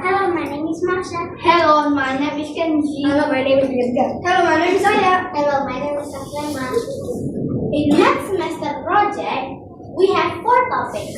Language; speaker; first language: English; non-native, learner; Indonesian